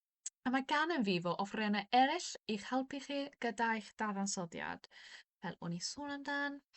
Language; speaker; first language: Welsh; non-native, local second language; English